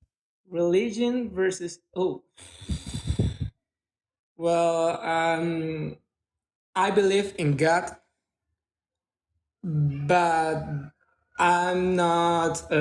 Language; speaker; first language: English; non-native, learner; Spanish